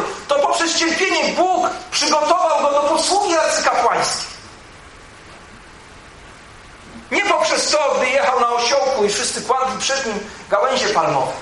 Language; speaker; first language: Polish; native; Polish